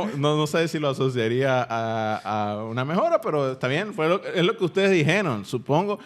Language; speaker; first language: Spanish; native; Spanish